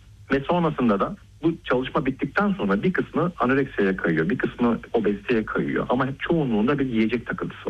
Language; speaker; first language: Turkish; native; Turkish